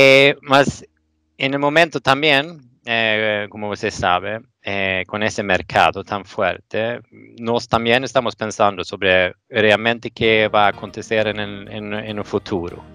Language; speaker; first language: Portuguese; non-native, fluent; Swedish